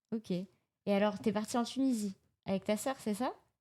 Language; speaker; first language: French; native; French